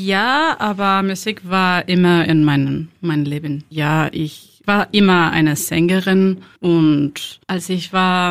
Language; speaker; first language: German; non-native, learner; Spanish